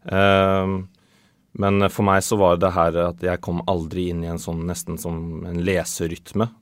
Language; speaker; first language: Norwegian; early bilingual, other home language; Swedish